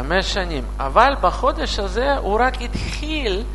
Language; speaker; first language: Hebrew; non-native, learner; Russian